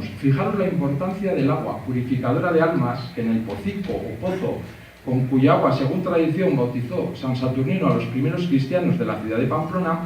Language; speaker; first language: Spanish; native; Spanish